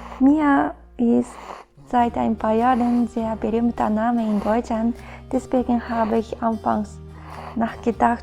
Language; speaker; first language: German; non-native, fluent; Japanese